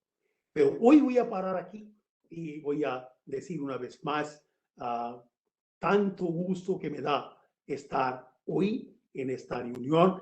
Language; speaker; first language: Spanish; non-native, fluent; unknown